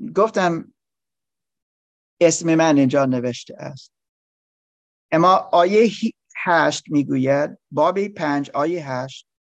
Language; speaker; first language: Persian; non-native, learner; English